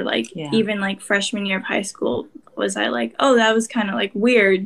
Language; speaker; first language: English; native; English